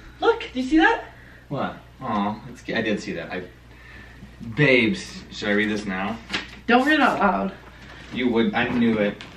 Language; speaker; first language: English; native; English